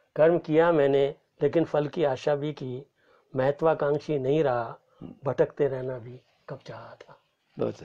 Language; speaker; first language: Hindi; native; Hindi